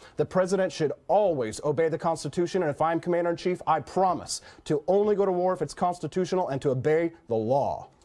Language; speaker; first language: English; native; English